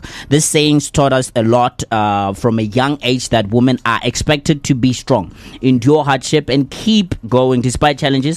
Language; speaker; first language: English; non-native, local second language; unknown